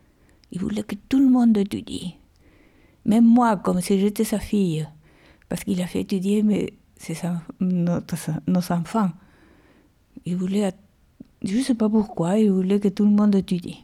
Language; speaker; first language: French; non-native, fluent; Spanish